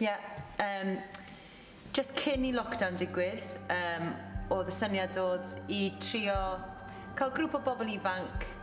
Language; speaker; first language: Welsh; native; Welsh